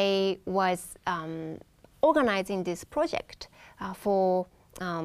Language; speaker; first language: English; non-native, fluent; Japanese